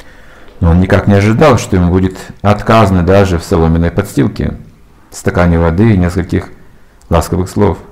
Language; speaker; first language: Russian; native; Russian